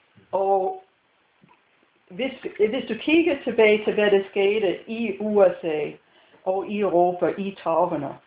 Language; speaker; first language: Danish; non-native, fluent; English